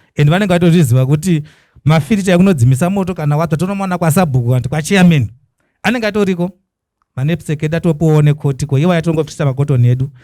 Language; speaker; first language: Shona; native; Shona